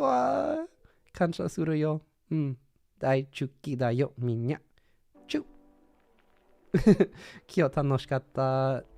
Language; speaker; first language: Japanese; non-native, learner; English